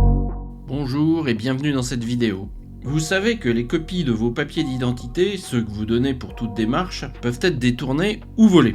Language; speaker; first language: French; native; French